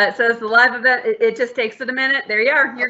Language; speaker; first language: English; native; English